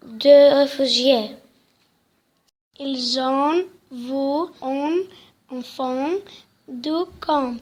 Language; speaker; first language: French; non-native, learner; Greek